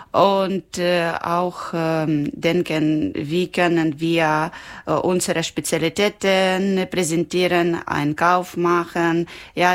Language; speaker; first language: German; non-native, learner; Ukrainian